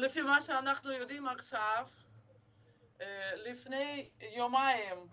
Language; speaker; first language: Hebrew; non-native, fluent; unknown